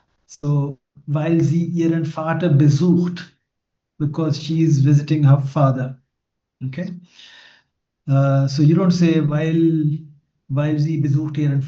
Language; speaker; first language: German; non-native, fluent; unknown